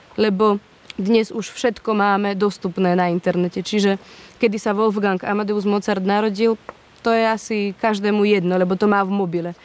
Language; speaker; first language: Slovak; early bilingual, heritage; Slovak